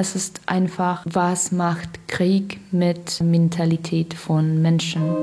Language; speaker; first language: German; non-native, learner; Russian